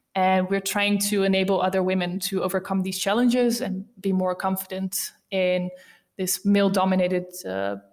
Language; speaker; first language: English; non-native, fluent; Dutch